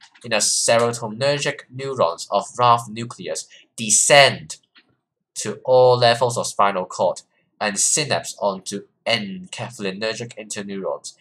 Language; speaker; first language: English; non-native, local second language; Cantonese